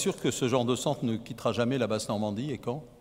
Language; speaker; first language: French; native; French